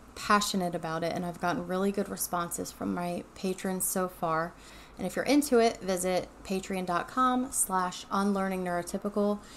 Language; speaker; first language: English; native; English